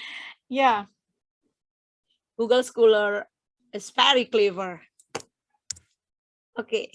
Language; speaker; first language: English; non-native, fluent; Indonesian